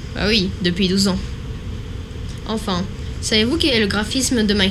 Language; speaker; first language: French; native; French